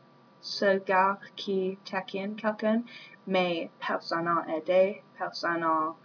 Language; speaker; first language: French; non-native, learner; English